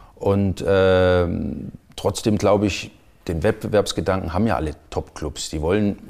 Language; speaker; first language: German; native; German